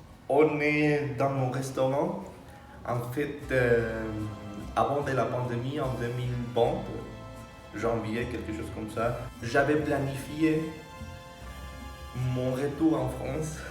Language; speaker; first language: French; non-native, fluent; Spanish